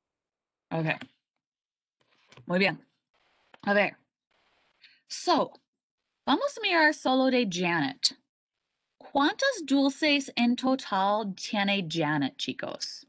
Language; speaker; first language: Spanish; non-native, learner; English